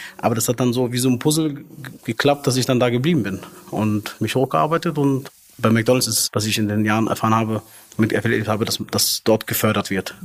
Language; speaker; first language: German; early bilingual, other home language; Arabic